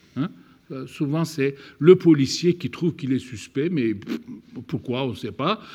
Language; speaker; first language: French; non-native, fluent; Turkish